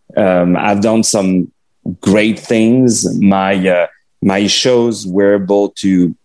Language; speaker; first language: English; non-native, fluent; French